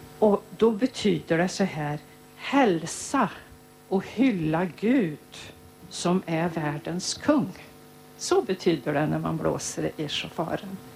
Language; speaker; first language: Swedish; native; Swedish